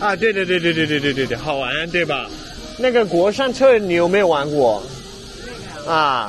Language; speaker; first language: Chinese; non-native, learner; English